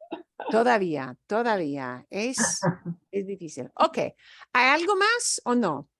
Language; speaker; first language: Spanish; non-native, fluent; English